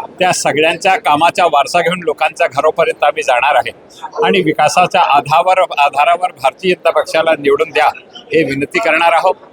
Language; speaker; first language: Marathi; non-native, local second language; Hindi